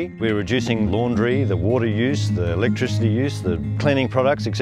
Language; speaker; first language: English; native; English